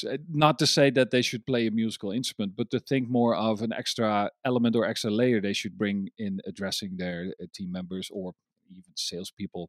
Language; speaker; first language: English; non-native, fluent; Dutch